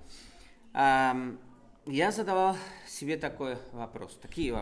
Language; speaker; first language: Russian; non-native, fluent; Spanish